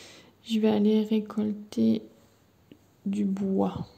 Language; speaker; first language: French; native; French